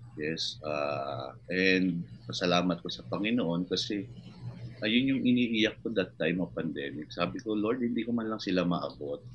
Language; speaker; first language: Filipino; native; Filipino